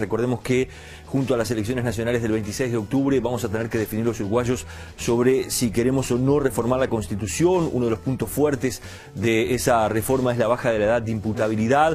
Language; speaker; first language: Spanish; native; Spanish